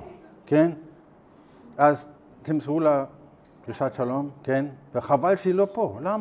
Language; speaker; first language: Hebrew; non-native, learner; German